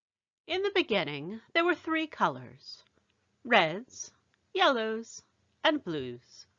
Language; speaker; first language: English; native; English